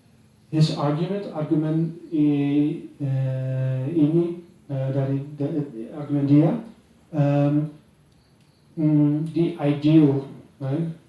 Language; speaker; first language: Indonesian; non-native, learner; Dutch